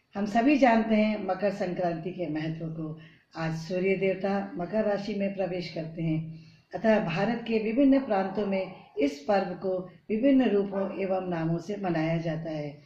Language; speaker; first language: Hindi; non-native, local second language; Bangla